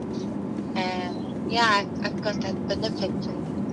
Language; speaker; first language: English; non-native, learner; Indonesian